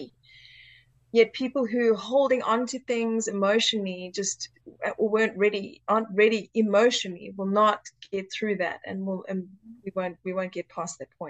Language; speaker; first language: English; native; English